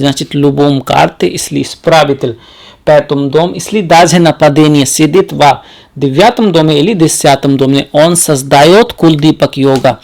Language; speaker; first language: Russian; non-native, learner; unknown